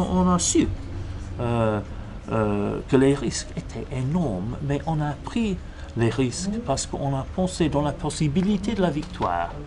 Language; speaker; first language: French; non-native, fluent; English